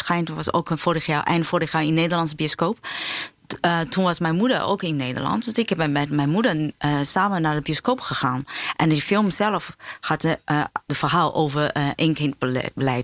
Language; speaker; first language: Dutch; non-native, fluent; Chinese